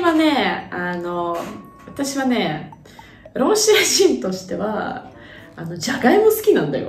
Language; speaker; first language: Japanese; non-native, fluent; Russian